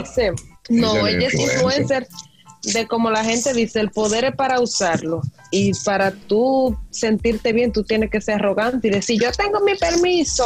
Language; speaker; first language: Spanish; native; Spanish